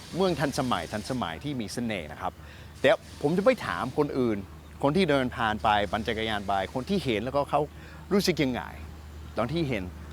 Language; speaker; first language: Thai; non-native, fluent; English